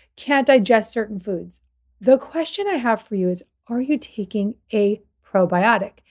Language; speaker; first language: English; native; English